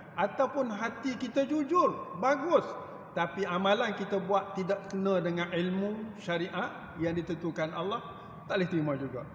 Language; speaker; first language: Malay; native; Malay